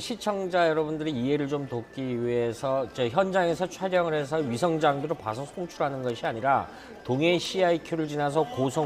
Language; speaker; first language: Korean; native; Korean